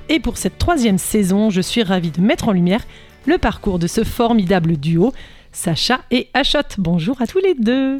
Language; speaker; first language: French; native; French